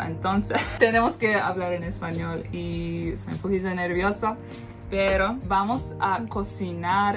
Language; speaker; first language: Spanish; non-native, learner; Japanese